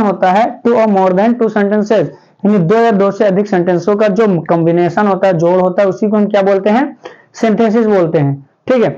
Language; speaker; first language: Hindi; native; Hindi